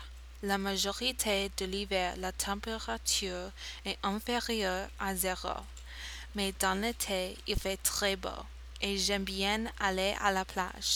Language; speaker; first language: French; non-native, learner; English